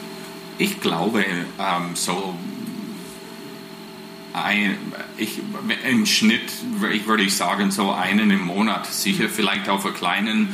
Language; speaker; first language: German; non-native, fluent; English